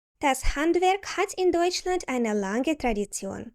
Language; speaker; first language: German; non-native, fluent; Ukrainian